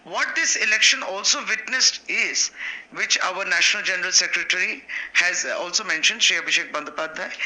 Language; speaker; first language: English; non-native, local second language; Bangla